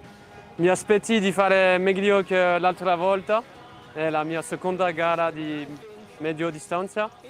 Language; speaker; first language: Italian; non-native, learner; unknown